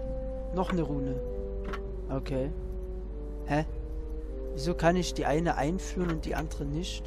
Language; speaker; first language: German; native; German